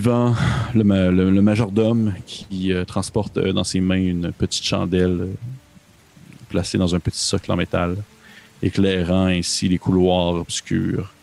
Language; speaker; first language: French; native; French